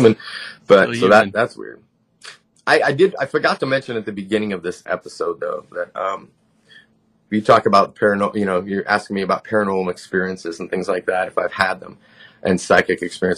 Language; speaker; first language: English; native; English